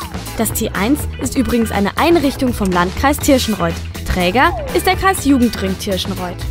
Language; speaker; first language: German; native; German